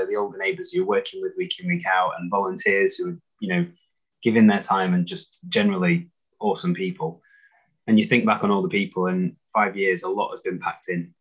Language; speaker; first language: English; native; English